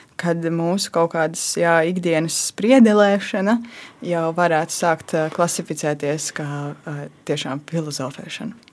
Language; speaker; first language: Latvian; native; Latvian